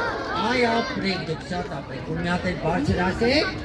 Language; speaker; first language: Armenian; native; Armenian